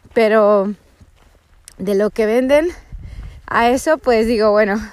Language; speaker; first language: Spanish; native; Spanish